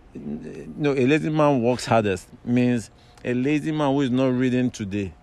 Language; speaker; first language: English; non-native, local second language; Yoruba